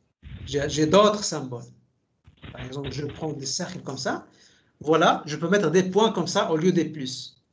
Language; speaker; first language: French; native; French